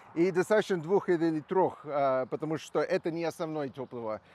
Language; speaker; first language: Russian; non-native, fluent; English